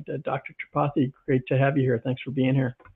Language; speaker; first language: English; native; English